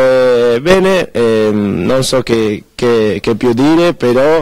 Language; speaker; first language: Italian; early bilingual, heritage; Spanish